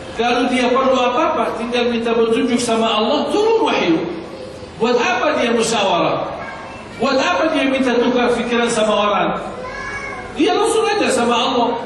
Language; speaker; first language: Malay; non-native, fluent; Arabic